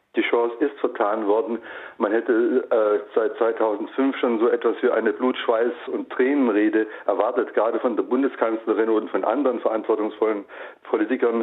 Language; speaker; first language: German; native; German